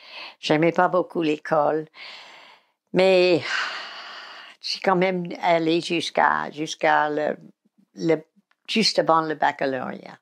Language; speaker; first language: French; non-native, fluent; English